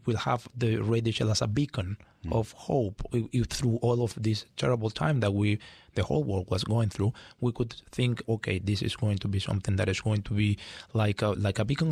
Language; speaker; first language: English; non-native, fluent; Spanish